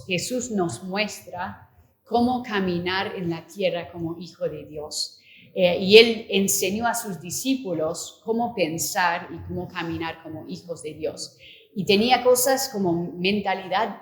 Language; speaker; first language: Spanish; non-native, fluent; English